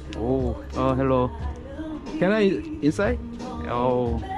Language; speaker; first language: English; non-native, learner; Korean